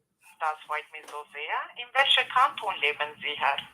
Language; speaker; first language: German; non-native, learner; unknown